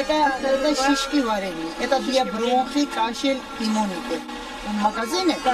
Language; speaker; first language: Russian; non-native, local second language; Georgian